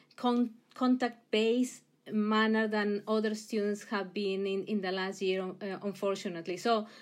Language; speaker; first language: English; non-native, fluent; Spanish